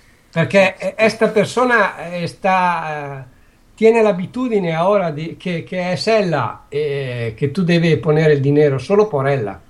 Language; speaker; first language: Spanish; non-native, learner; Italian